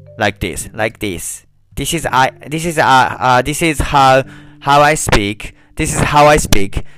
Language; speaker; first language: English; non-native, learner; Japanese